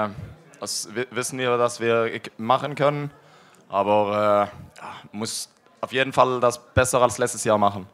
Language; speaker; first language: German; non-native, learner; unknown